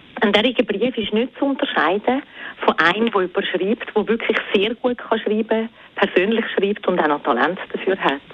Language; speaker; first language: German; native; German